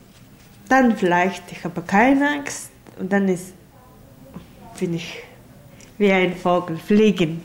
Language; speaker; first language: German; non-native, learner; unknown